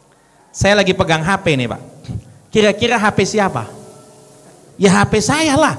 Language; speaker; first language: Indonesian; native; Indonesian